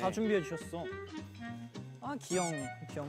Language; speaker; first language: Korean; native; Korean